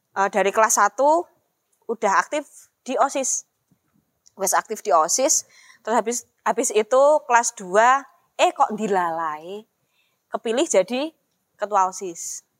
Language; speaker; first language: Indonesian; non-native, local second language; Javanese